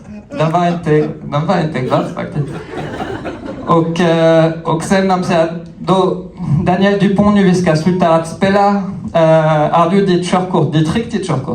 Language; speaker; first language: Swedish; non-native, fluent; French